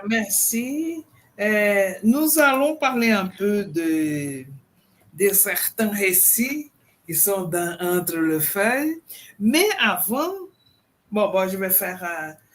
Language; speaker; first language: French; non-native, fluent; Portuguese